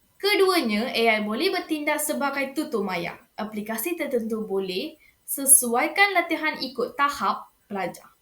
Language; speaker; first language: Malay; non-native, local second language; Tamil